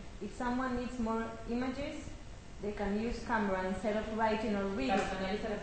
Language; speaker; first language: English; non-native, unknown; Spanish